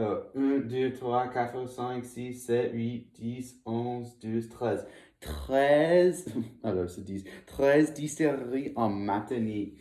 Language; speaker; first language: French; non-native, learner; English